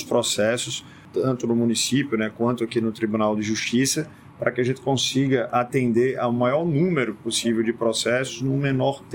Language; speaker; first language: Portuguese; native; Portuguese